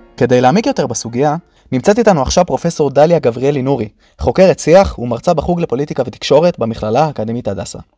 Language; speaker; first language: Hebrew; native; Hebrew